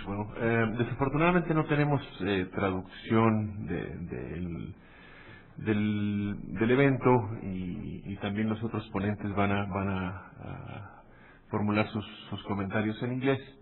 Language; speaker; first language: Spanish; native; Spanish